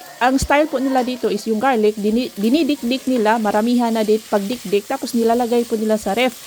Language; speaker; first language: Filipino; non-native, local second language; Cebuano